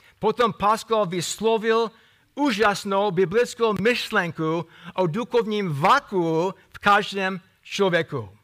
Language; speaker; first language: Czech; non-native, fluent; English